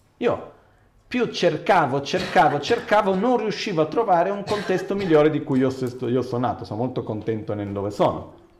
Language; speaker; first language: Italian; non-native, fluent; Portuguese